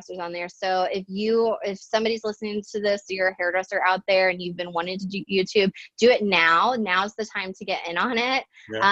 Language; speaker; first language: English; native; English